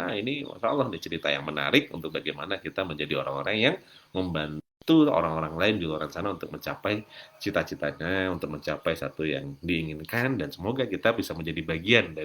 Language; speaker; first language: Indonesian; native; Indonesian